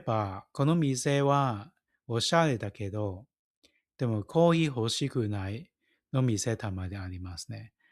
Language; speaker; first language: Japanese; non-native, fluent; Cantonese